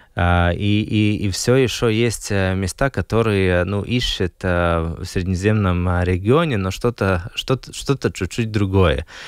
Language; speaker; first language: Russian; non-native, local second language; Latvian